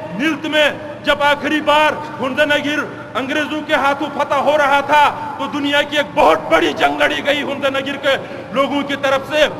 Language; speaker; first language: Urdu; non-native, local second language; Shina